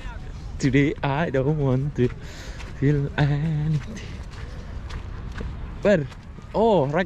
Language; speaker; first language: English; non-native, learner; Javanese